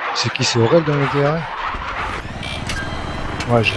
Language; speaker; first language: French; native; French